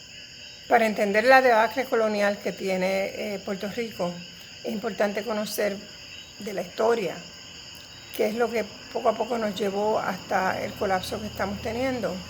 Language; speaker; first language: Spanish; native; Spanish